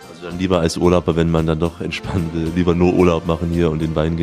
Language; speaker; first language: German; native; German